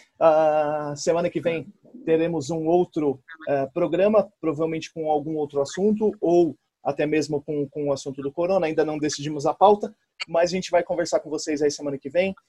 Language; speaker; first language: Portuguese; native; Portuguese